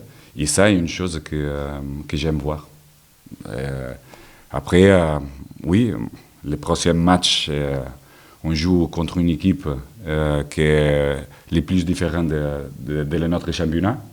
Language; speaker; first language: French; non-native, learner; Portuguese